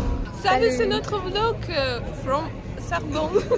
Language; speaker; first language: French; non-native, learner; Spanish